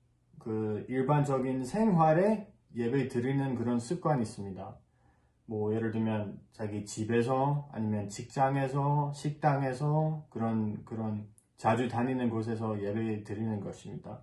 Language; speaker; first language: Korean; non-native, fluent; English